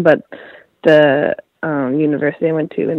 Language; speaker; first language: English; native; English